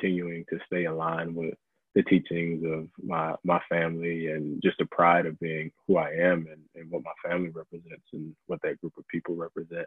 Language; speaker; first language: English; native; English